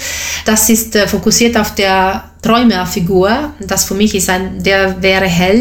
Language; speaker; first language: German; non-native, learner; Italian